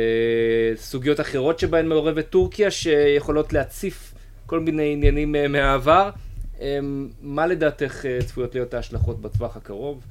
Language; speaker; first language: Hebrew; native; Hebrew